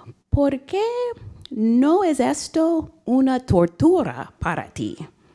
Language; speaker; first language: Spanish; non-native, learner; English